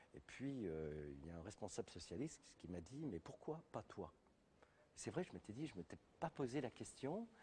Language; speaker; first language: French; native; French